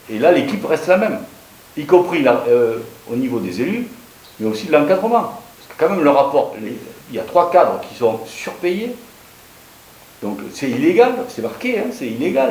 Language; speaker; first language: French; native; French